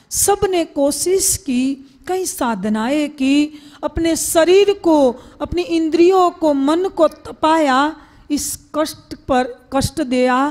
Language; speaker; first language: Hindi; non-native, local second language; Gujarati